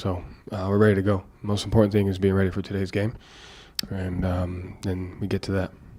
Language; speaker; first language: English; native; English